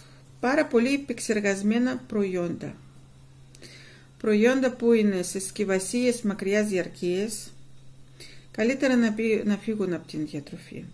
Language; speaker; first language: Greek; non-native, fluent; Russian